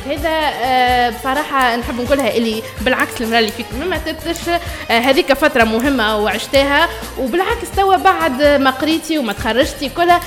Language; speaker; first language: Arabic; native; Arabic